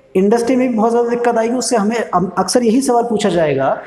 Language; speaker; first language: Hindi; native; Hindi